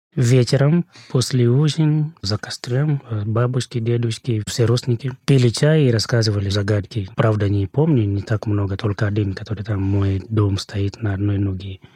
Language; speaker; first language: Russian; non-native, fluent; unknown